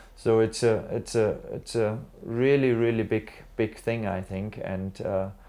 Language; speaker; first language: English; non-native, fluent; German